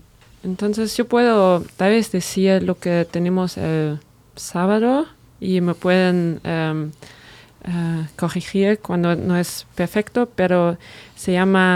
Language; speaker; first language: Spanish; non-native, fluent; German